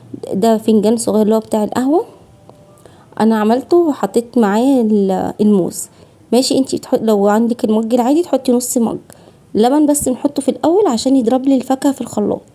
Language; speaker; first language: Arabic; native; Arabic